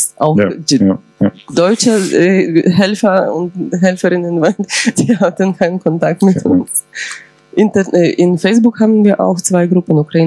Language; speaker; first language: German; non-native, fluent; Ukrainian